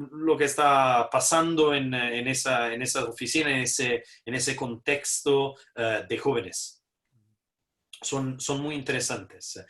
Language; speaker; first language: Spanish; non-native, fluent; Italian